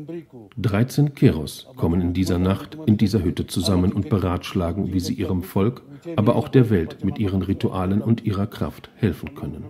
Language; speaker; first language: German; native; German